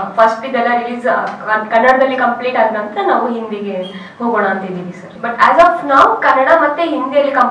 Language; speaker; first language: Kannada; native; Kannada